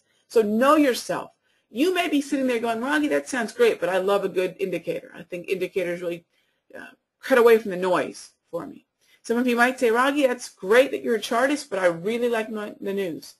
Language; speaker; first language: English; native; English